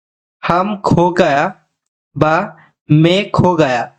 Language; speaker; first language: Hindi; non-native, fluent; Bangla